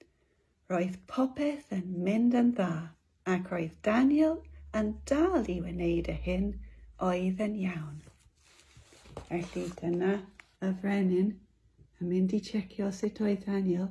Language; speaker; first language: Welsh; non-native, local second language; English